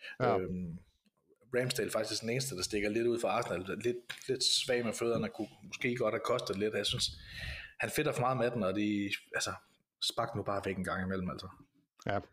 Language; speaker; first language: Danish; native; Danish